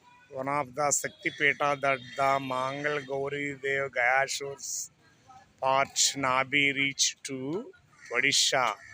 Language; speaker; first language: English; non-native, local second language; Telugu